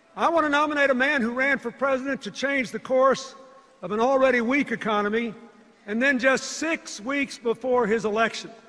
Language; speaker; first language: English; native; English